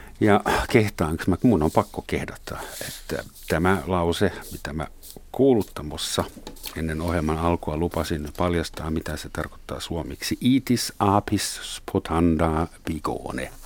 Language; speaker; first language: Finnish; non-native, fluent; German